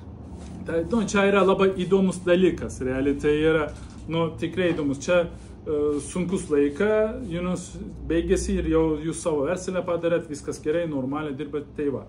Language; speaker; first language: Lithuanian; non-native, learner; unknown